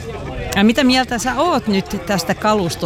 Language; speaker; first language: Finnish; non-native, local second language; Swedish